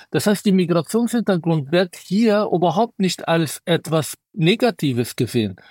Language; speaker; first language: German; non-native, fluent; Arabic